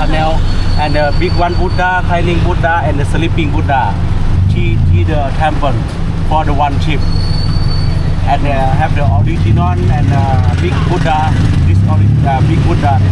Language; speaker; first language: English; non-native, learner; Thai